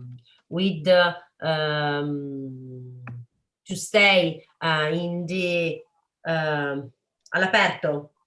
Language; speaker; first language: English; non-native, learner; Italian